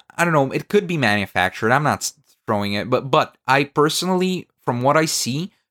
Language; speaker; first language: English; non-native, fluent; Bulgarian